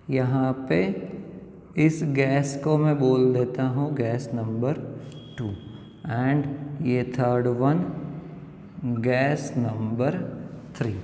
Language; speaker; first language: Hindi; non-native, local second language; Gujarati